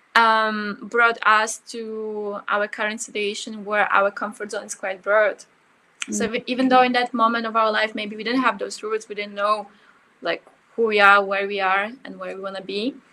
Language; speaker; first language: English; early bilingual, other home language; Ukrainian